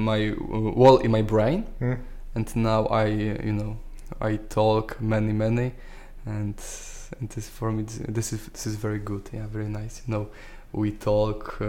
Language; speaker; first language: English; non-native, learner; Polish